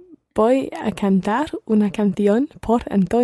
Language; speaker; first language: Spanish; non-native, learner; English